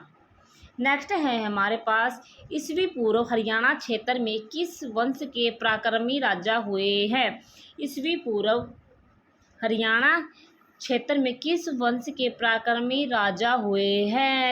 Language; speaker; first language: Hindi; native; Hindi